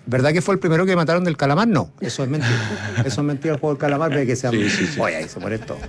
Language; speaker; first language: Spanish; native; Spanish